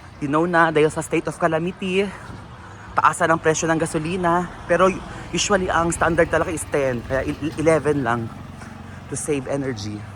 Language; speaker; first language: Filipino; non-native, local second language; Chavacano